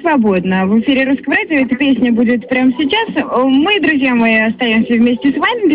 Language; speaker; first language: Russian; native; Russian